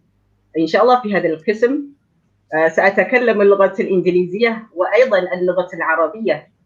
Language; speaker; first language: Arabic; non-native, fluent; Malay